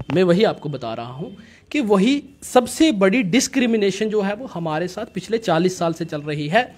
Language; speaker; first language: Hindi; native; Hindi